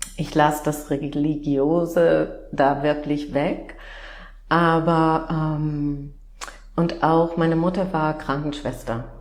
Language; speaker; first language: German; non-native, fluent; English